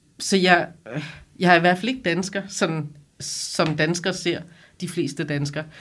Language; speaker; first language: Danish; non-native, local second language; Kalaallisut